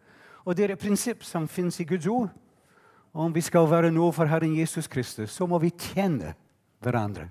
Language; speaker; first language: Norwegian; non-native, fluent; English